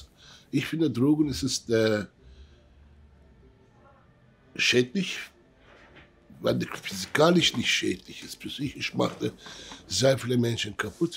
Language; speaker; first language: German; early bilingual, other home language; Turkish